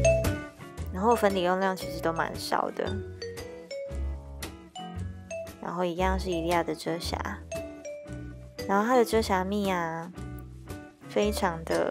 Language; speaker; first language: Chinese; native; Chinese